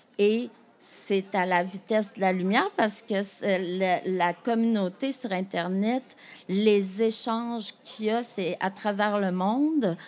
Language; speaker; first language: French; native; French